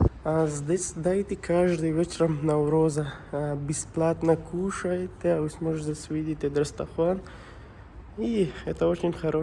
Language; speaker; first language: Russian; non-native, learner; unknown